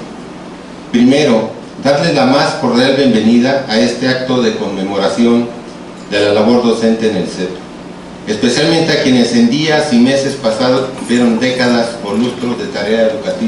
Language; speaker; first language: Spanish; native; Spanish